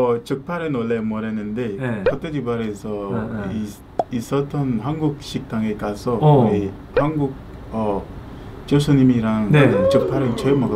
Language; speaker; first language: Korean; non-native, learner; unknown